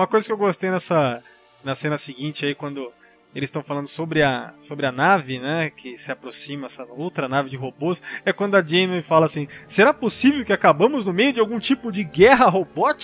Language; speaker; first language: Portuguese; native; Portuguese